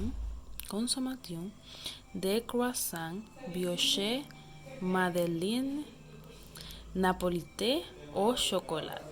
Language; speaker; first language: French; non-native, learner; Spanish